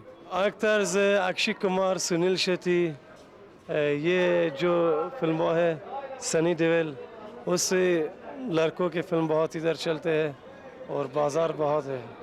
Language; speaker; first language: Hindi; non-native, fluent; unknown